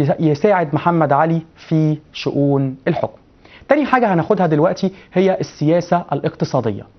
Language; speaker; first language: Arabic; native; Arabic